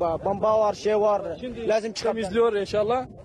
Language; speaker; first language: Turkish; non-native, learner; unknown